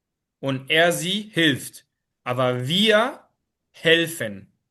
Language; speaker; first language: German; non-native, fluent; Spanish